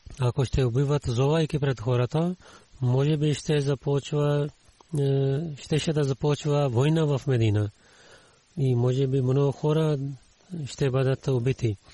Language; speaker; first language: Bulgarian; non-native, learner; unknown